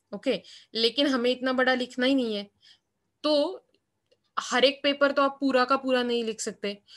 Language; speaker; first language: Hindi; non-native, local second language; Marathi